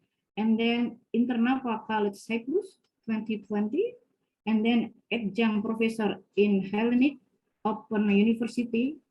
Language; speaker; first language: English; non-native, fluent; Indonesian